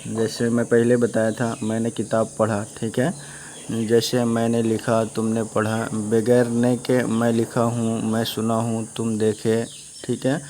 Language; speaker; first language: Urdu; native; Urdu